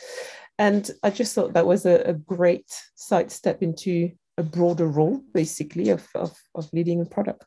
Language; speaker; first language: English; non-native, fluent; French